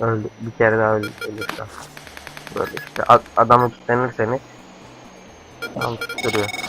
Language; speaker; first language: Turkish; native; Turkish